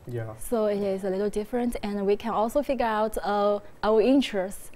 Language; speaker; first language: English; non-native, fluent; Chinese